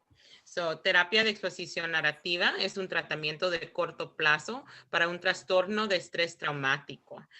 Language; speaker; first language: Spanish; early bilingual, heritage; Spanish